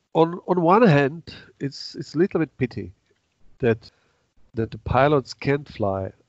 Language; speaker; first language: English; non-native, fluent; Czech